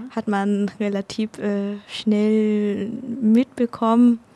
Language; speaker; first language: German; non-native, learner; Vietnamese